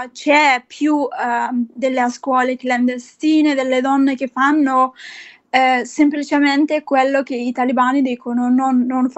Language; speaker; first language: Italian; non-native, fluent; Persian